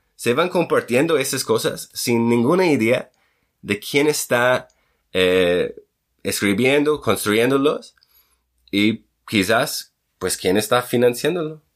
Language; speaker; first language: Spanish; non-native, fluent; English